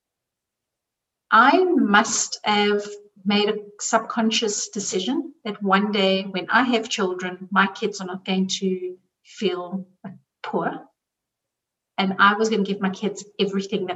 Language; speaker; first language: English; native; English